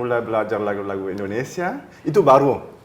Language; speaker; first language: Indonesian; early bilingual, heritage; German